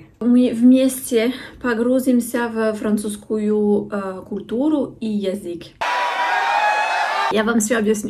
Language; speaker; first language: Russian; non-native, fluent; French